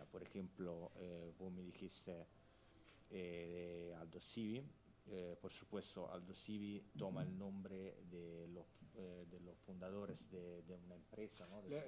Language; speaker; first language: Spanish; non-native, fluent; Italian